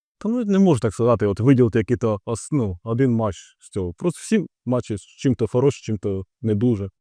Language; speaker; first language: Ukrainian; non-native, local second language; Russian